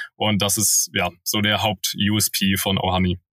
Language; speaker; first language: German; native; German